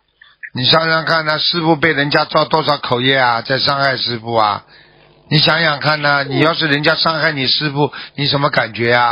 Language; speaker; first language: Chinese; native; Chinese